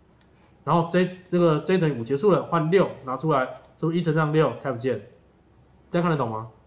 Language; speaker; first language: Chinese; native; Chinese